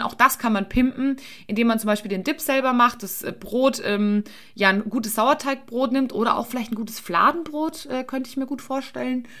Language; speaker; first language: German; native; German